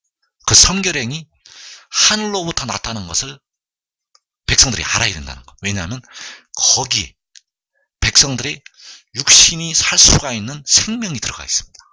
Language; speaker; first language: Korean; native; Korean